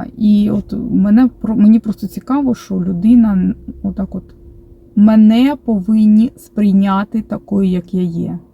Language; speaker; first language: Ukrainian; non-native, local second language; Russian